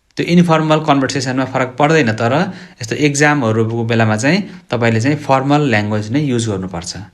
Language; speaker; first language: Nepali; native; Nepali